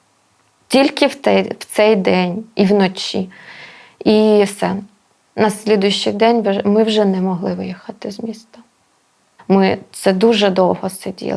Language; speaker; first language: Ukrainian; non-native, local second language; Russian